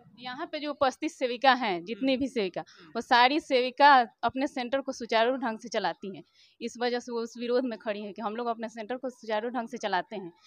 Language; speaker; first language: Hindi; native; Hindi